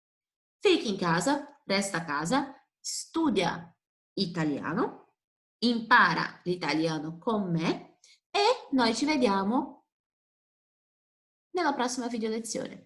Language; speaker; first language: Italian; non-native, fluent; Portuguese